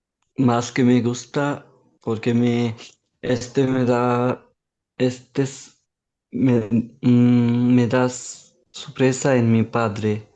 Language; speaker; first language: Spanish; non-native, learner; Urdu